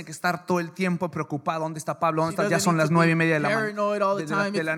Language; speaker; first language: Spanish; early bilingual, heritage; English